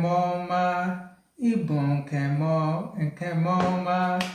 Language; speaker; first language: Igbo; non-native, learner; English